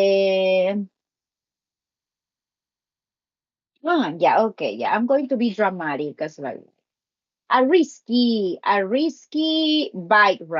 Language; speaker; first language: English; non-native, learner; Spanish